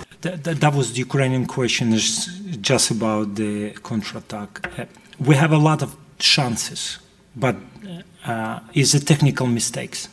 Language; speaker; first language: English; non-native, fluent; Russian